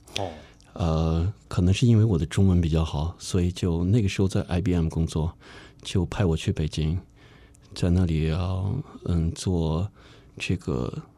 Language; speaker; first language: Chinese; early bilingual, heritage; Chinese